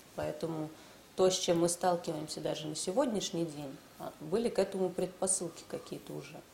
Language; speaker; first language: Russian; native; Russian